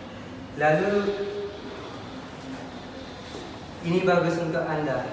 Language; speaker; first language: Indonesian; non-native, learner; Japanese